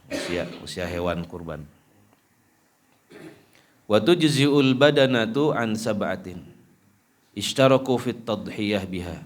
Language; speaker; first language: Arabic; non-native, fluent; Indonesian